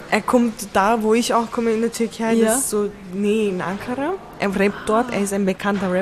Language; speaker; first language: German; early bilingual, other home language; Turkish